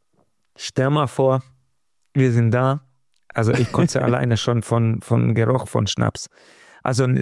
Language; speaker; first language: German; non-native, learner; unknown